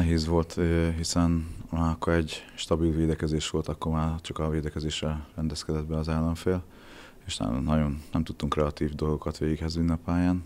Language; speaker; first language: Hungarian; native; Hungarian